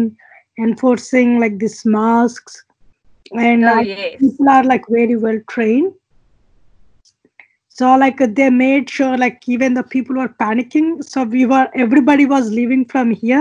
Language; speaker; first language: English; non-native, local second language; Telugu